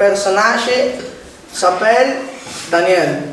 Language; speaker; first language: French; non-native, learner; Catalan